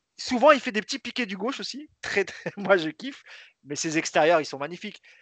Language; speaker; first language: French; native; French